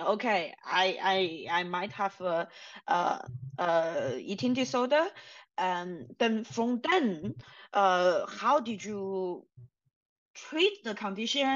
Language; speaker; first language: English; non-native, fluent; Chinese